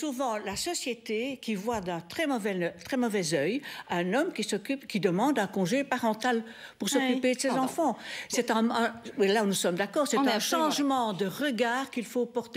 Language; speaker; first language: French; native; French